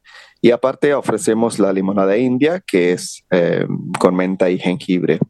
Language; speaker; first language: Spanish; non-native, fluent; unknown